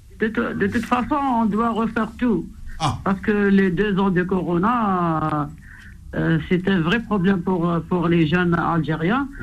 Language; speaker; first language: French; non-native, local second language; Arabic